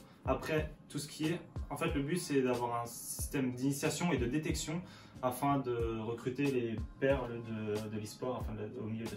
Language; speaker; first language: French; native; French